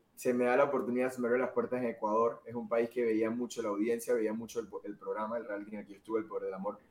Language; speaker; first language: Spanish; native; Spanish